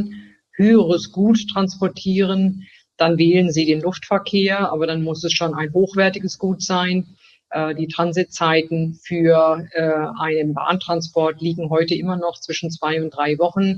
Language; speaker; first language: German; native; German